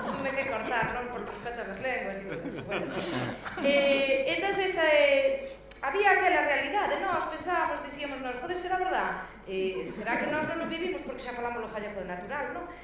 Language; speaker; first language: Galician; native; Galician